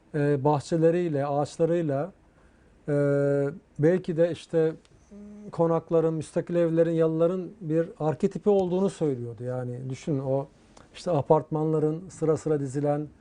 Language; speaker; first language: Turkish; native; Turkish